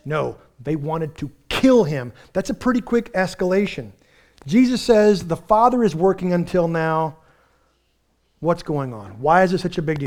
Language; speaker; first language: English; native; English